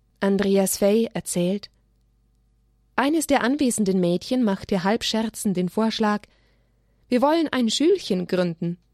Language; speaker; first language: German; native; German